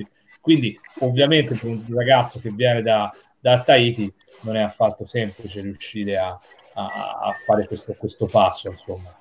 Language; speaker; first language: Italian; native; Italian